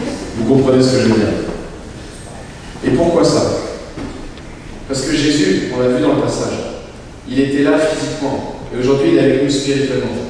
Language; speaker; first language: French; native; French